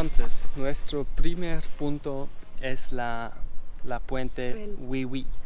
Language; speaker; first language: Spanish; non-native, fluent; German